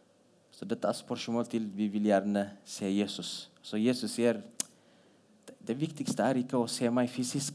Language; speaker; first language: Norwegian; non-native, fluent; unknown